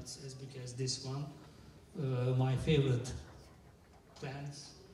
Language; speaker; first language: English; non-native, fluent; Turkish